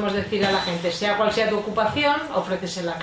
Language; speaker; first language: Spanish; native; Spanish